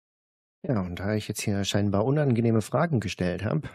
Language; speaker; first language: German; native; German